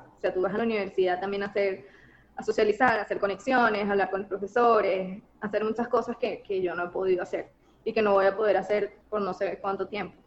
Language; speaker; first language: Spanish; native; Spanish